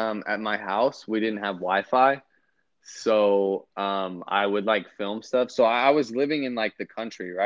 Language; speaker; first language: English; native; English